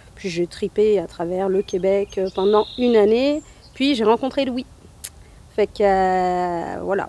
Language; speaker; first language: French; native; French